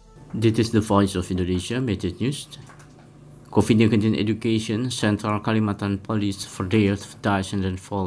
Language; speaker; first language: Dutch; non-native, fluent; Indonesian